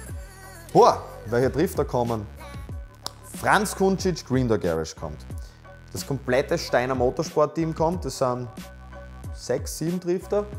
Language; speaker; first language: German; native; German